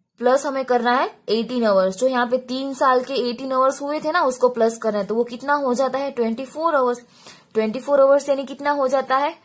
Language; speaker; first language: Hindi; non-native, local second language; Gujarati